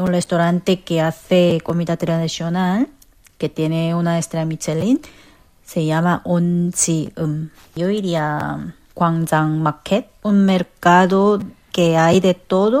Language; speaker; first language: Spanish; non-native, fluent; Korean